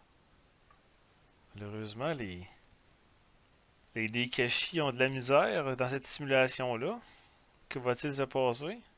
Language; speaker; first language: French; native; French